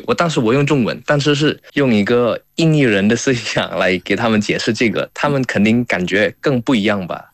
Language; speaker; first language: Chinese; non-native, fluent; Indonesian